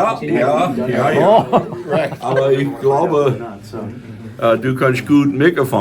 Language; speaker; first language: German; non-native, fluent; English